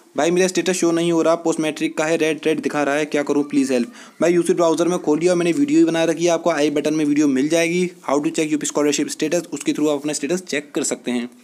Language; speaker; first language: Hindi; native; Hindi